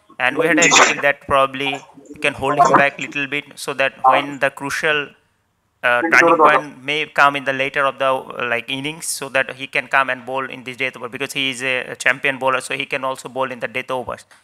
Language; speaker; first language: English; non-native, local second language; Bangla